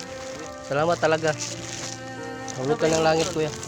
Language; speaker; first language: Filipino; non-native, local second language; Cebuano